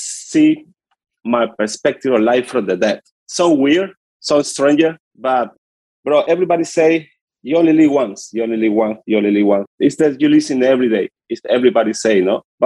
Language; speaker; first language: English; non-native, learner; Spanish